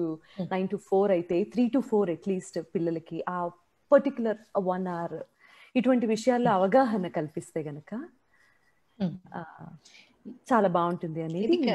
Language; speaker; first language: Telugu; native; Telugu